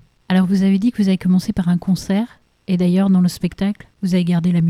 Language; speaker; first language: French; native; French